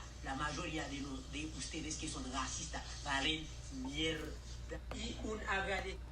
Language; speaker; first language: Spanish; non-native, learner; Haitian Creole